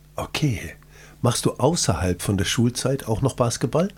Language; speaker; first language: German; native; German